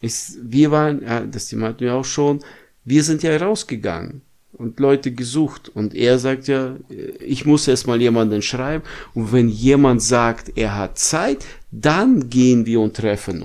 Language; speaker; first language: German; non-native, fluent; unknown